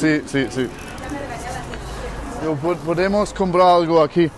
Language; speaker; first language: Spanish; non-native, learner; German